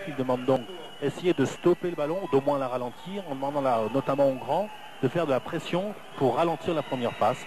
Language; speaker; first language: French; native; French